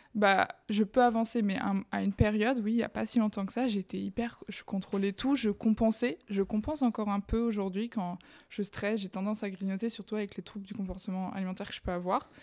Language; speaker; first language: French; native; French